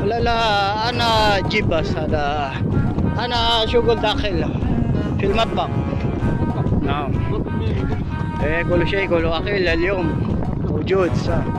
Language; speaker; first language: Arabic; non-native, learner; Filipino